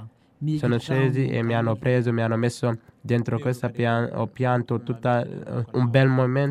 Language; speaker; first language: Italian; non-native, fluent; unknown